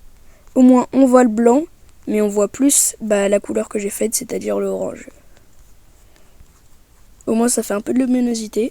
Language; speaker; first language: French; native; French